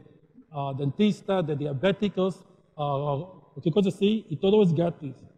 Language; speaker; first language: Spanish; early bilingual, heritage; Spanish